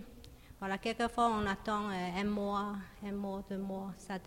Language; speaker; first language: French; non-native, learner; Chinese